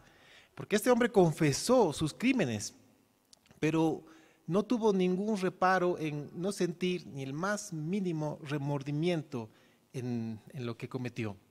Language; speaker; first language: Spanish; native; Spanish